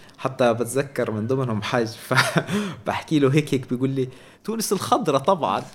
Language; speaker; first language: Arabic; native; Arabic